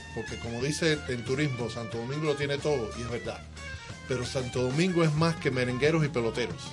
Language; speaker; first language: Spanish; native; Spanish